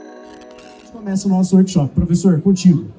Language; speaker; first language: Portuguese; native; Portuguese